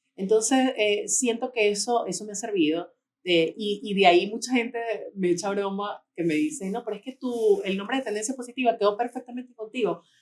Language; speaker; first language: Spanish; native; Spanish